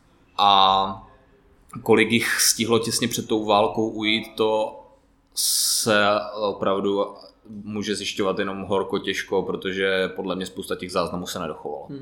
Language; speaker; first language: Czech; native; Czech